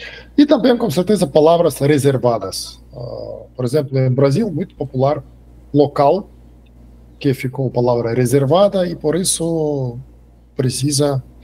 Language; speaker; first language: Portuguese; non-native, fluent; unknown